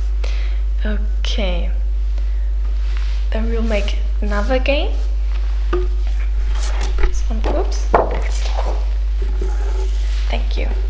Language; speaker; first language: English; non-native, fluent; German